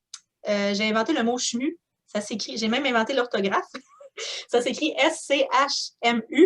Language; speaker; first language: French; native; French